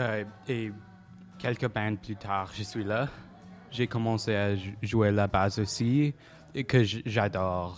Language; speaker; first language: French; non-native, local second language; English